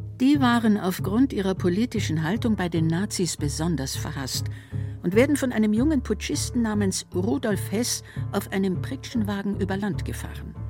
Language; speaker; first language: German; native; German